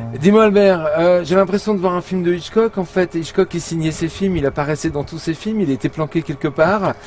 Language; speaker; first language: French; native; French